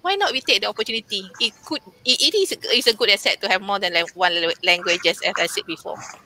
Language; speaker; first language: English; non-native, local second language; Malay